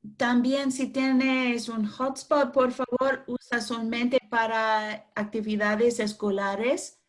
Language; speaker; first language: Spanish; non-native, fluent; English